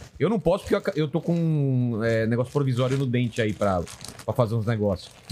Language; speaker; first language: Portuguese; native; Portuguese